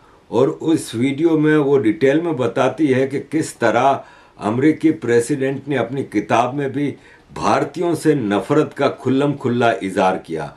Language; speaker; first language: Urdu; native; Urdu